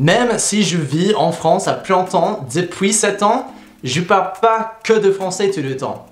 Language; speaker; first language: French; non-native, fluent; English